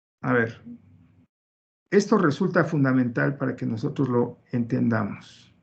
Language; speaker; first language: Spanish; native; Spanish